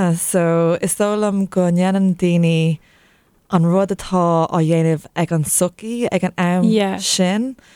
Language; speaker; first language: Irish; non-native, local second language; English